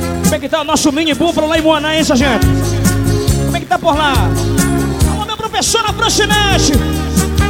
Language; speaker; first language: Portuguese; native; Portuguese